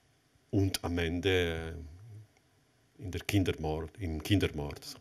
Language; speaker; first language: German; non-native, fluent; Italian